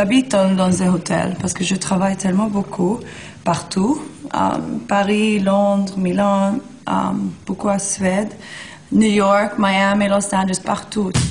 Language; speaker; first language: French; non-native, learner; Swedish